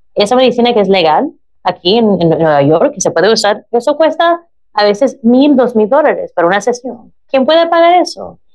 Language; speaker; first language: Spanish; early bilingual, heritage; Spanish